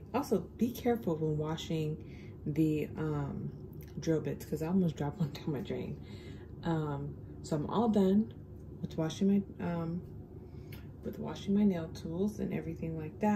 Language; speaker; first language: English; native; English